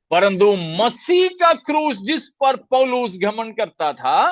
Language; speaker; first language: Hindi; non-native, local second language; Malayalam